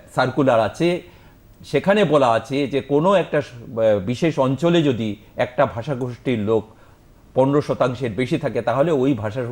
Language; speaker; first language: Bangla; native; Bangla